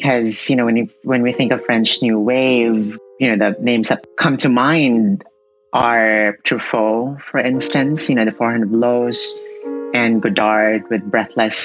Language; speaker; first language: English; non-native, local second language; Cebuano